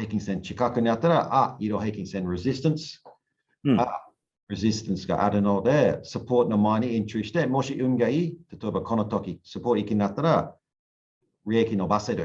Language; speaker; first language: Japanese; non-native, learner; English